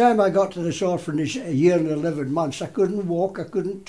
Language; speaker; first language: English; native; English